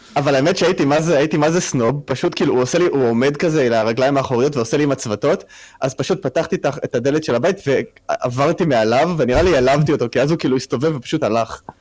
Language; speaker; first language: Hebrew; native; Hebrew